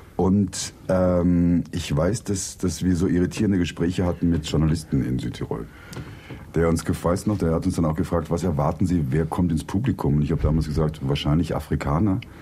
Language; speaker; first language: German; native; German